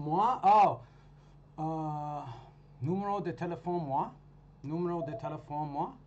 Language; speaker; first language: French; non-native, learner; English